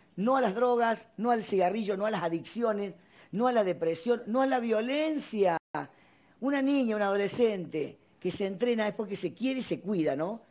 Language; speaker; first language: Spanish; native; Spanish